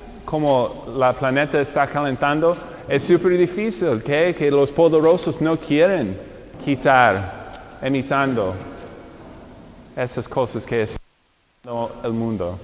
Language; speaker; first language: Spanish; non-native, fluent; English